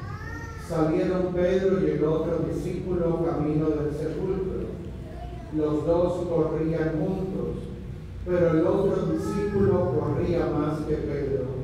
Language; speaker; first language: Spanish; native; Spanish